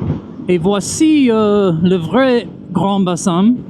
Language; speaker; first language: French; non-native, fluent; English